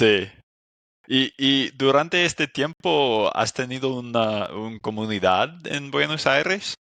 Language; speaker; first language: Spanish; non-native, fluent; English